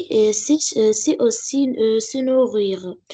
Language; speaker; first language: French; non-native, learner; Arabic